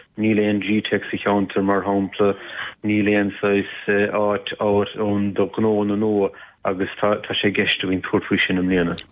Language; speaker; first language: Irish; native; Irish